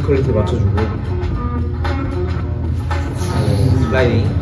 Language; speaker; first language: Korean; native; Korean